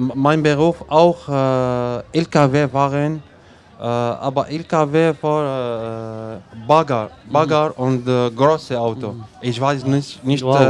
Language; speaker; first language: German; non-native, learner; Arabic